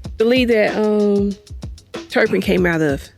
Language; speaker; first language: English; native; English